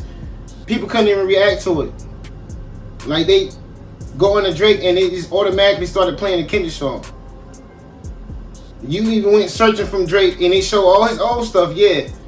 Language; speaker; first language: English; native; English